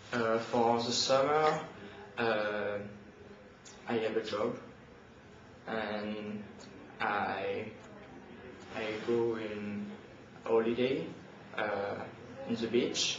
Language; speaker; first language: English; non-native, learner; French